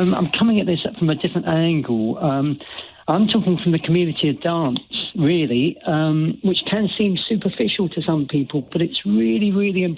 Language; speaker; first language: English; native; English